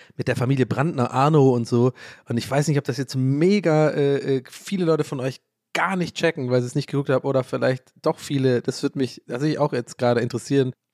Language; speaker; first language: German; early bilingual, other home language; English